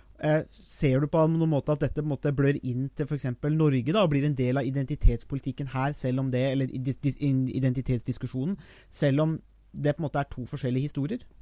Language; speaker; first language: Norwegian; native; Norwegian